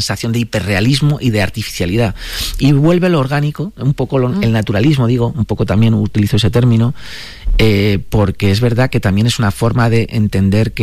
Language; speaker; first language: Spanish; native; Spanish